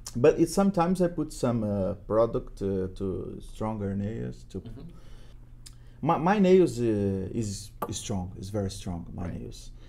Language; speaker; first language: English; non-native, learner; Portuguese